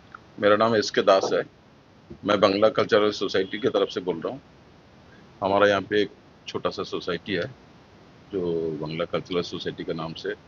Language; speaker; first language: Hindi; non-native, local second language; Bangla